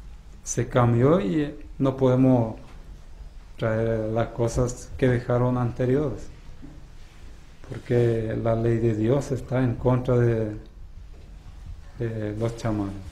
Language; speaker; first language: Spanish; non-native, local second language; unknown